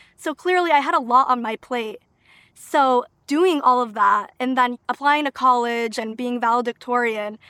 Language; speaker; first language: English; early bilingual, other home language; Albanian